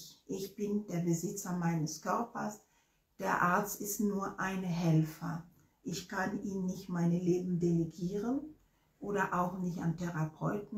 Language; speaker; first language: German; non-native, fluent; Ewe